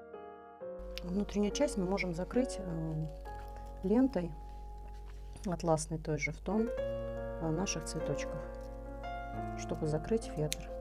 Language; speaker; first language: Russian; native; Russian